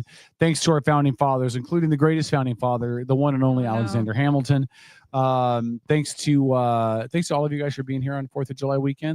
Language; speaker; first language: English; native; English